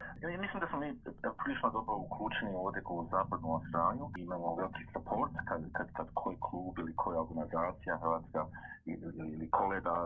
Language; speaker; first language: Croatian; early bilingual, heritage; Croatian